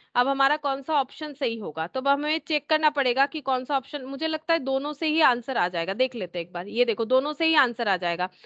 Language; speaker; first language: Hindi; native; Hindi